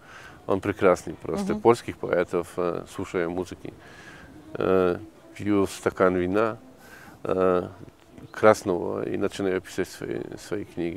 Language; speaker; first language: Russian; non-native, fluent; Polish